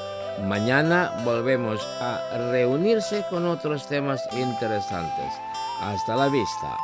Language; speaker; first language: Spanish; non-native, fluent; Indonesian